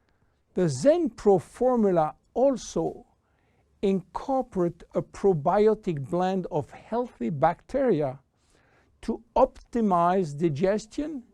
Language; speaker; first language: English; non-native, fluent; French